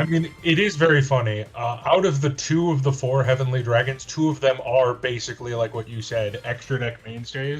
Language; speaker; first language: English; native; English